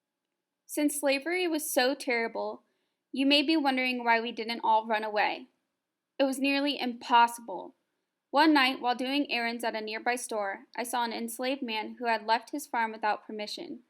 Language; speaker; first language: English; native; English